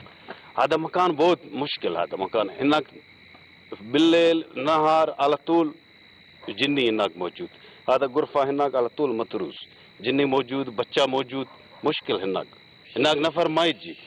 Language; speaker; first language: Arabic; non-native, learner; Urdu